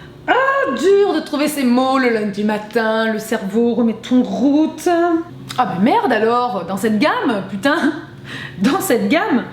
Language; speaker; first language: French; native; French